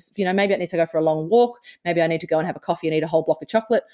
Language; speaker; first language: English; native; English